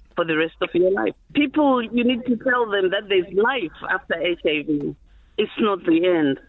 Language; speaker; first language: English; non-native, local second language; Shona